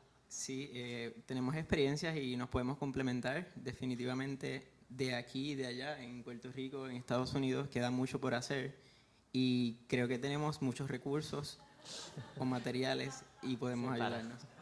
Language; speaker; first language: Spanish; native; Spanish